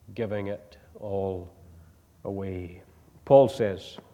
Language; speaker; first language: English; native; English